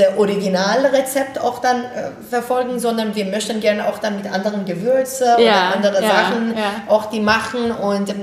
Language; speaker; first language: German; non-native, fluent; Persian